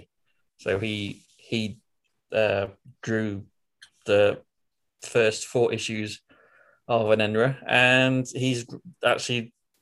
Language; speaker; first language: English; native; English